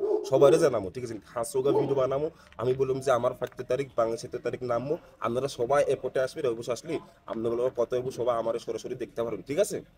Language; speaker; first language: Bangla; non-native, learner; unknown